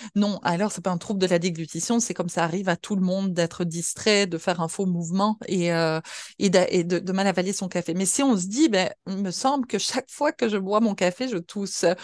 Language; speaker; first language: French; native; French